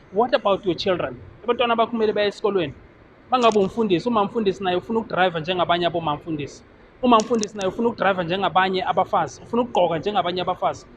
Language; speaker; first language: Zulu; non-native, local second language; Tsonga